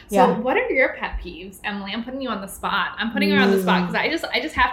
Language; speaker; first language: English; native; English